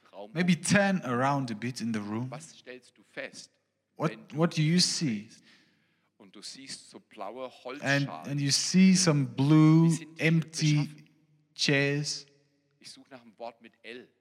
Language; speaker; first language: English; non-native, fluent; German